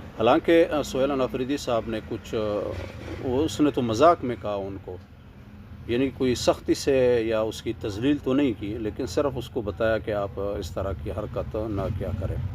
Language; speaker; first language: Urdu; non-native, local second language; Pashto